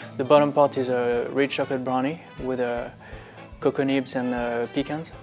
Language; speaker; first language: English; non-native, fluent; French